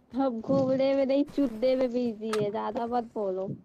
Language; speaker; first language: Hindi; native; Hindi